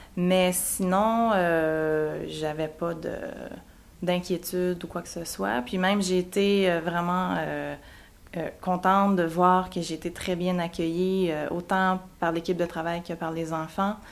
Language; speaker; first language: French; native; French